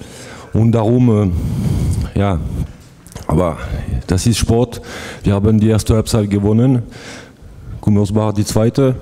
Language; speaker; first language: German; non-native, fluent; French